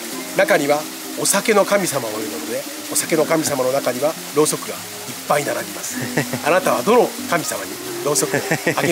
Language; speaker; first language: Japanese; native; Japanese